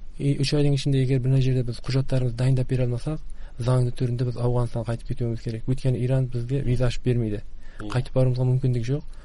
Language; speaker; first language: Kazakh; early bilingual, heritage; Kazakh